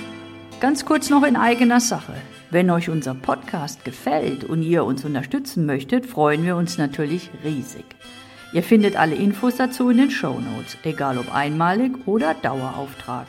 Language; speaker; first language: German; native; German